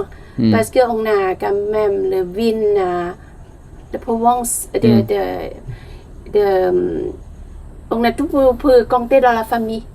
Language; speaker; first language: French; non-native, learner; Thai